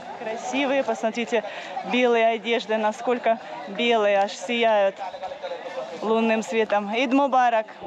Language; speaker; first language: Russian; native; Russian